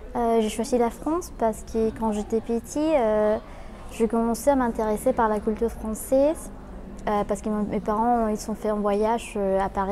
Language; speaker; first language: French; non-native, fluent; Spanish